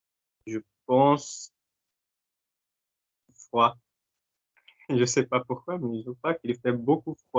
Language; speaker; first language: French; non-native, fluent; Portuguese